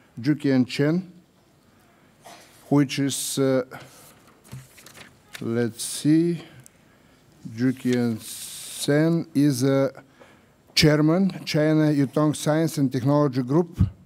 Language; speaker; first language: English; non-native, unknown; Bulgarian